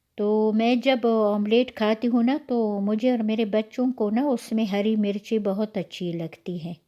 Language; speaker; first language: Urdu; non-native, local second language; Pashto